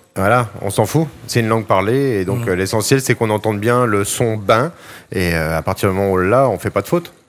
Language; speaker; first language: French; native; French